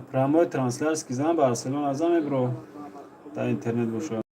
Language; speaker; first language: Russian; non-native, learner; Tajik